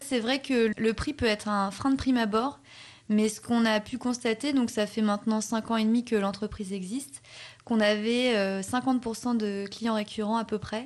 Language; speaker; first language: French; native; French